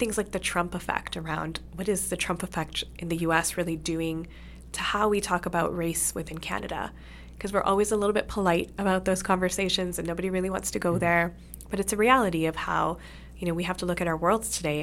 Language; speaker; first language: English; native; English